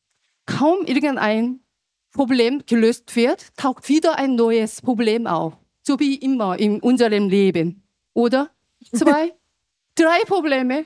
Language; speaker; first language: German; non-native, fluent; Korean